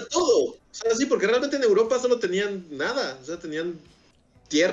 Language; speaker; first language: Spanish; native; Spanish